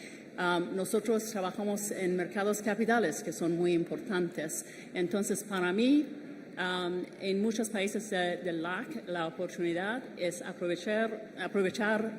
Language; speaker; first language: Spanish; non-native, fluent; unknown